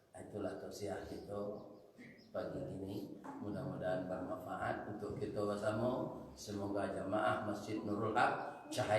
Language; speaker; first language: Malay; non-native, local second language; Minangkabau